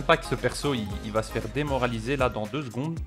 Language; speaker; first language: French; native; French